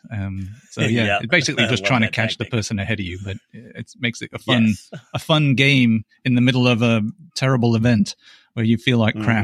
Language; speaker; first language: English; native; English